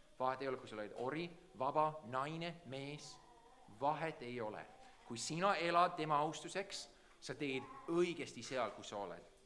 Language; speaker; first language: Estonian; early bilingual, heritage; Estonian